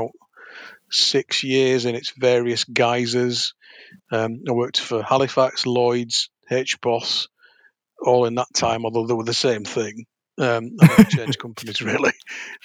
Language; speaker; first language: English; native; English